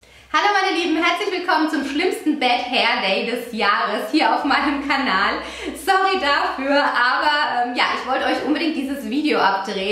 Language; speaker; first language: German; native; German